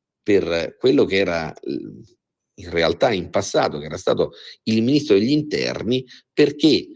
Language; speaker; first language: Italian; native; Italian